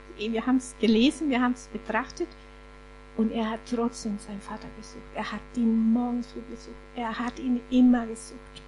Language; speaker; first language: German; non-native, fluent; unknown